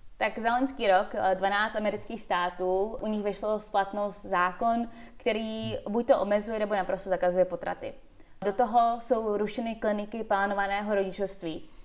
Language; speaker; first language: Czech; early bilingual, heritage; Czech